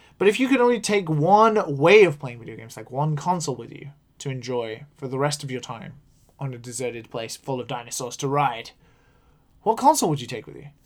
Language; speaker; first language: English; native; English